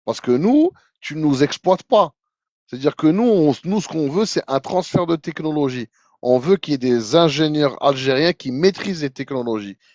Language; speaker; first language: French; non-native, local second language; Arabic